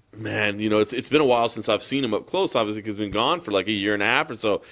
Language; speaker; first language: English; native; English